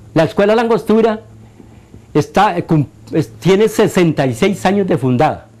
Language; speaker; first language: Spanish; native; Spanish